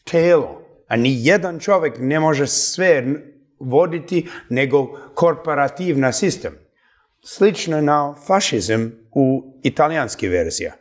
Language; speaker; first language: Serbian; early bilingual, heritage; Serbian